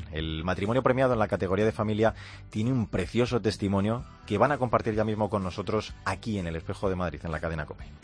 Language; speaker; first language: Spanish; native; Spanish